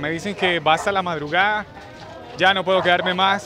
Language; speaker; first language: Spanish; native; Spanish